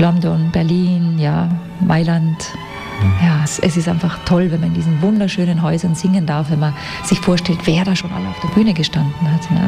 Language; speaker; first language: German; native; German